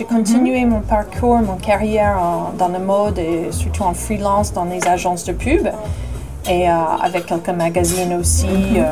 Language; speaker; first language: French; non-native, fluent; English